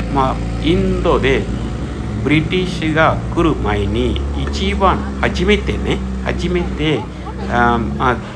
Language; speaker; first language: Japanese; non-native, learner; Tamil